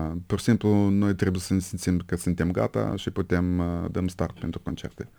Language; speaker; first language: Romanian; non-native, local second language; Russian